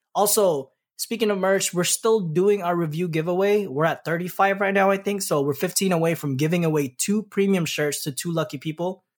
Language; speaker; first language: English; early bilingual, other home language; Pampanga